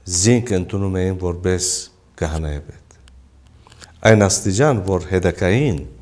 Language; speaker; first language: Armenian; early bilingual, heritage; Armenian